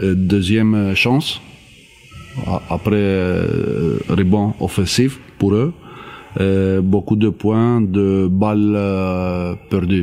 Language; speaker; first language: French; non-native, learner; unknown